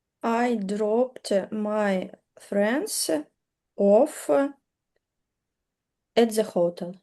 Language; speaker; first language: English; non-native, learner; Russian